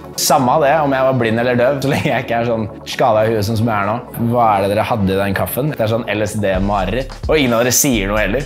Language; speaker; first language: Norwegian; early bilingual, other home language; English